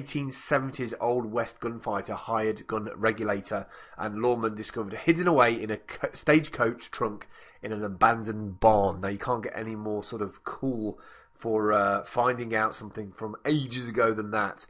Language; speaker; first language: English; native; English